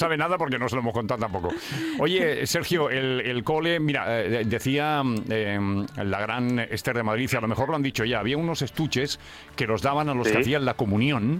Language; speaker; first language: Spanish; native; Spanish